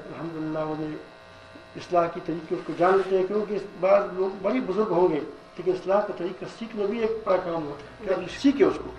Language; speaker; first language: Urdu; non-native, local second language; Pashto